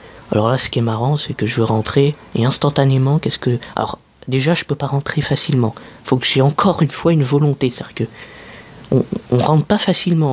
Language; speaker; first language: French; native; French